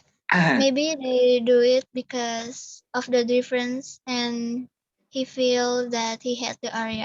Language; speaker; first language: English; non-native, learner; Indonesian